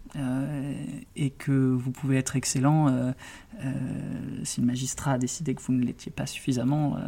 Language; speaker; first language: French; native; French